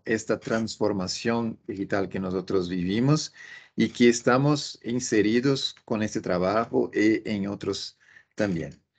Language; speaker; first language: Spanish; non-native, fluent; Portuguese